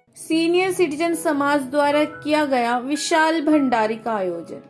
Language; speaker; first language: Hindi; native; Hindi